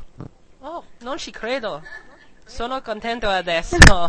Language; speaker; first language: Italian; non-native, learner; English